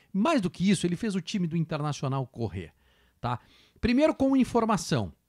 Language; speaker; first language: Portuguese; native; Portuguese